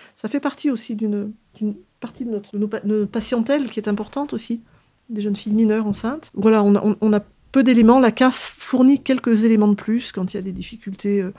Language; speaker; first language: French; native; French